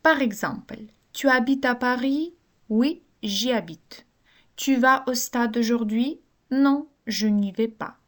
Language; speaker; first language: French; non-native, fluent; Ukrainian